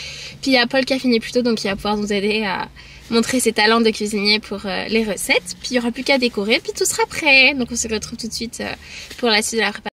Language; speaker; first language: French; native; French